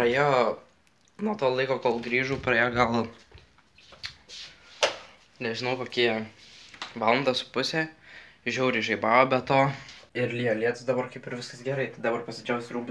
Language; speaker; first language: Lithuanian; native; Lithuanian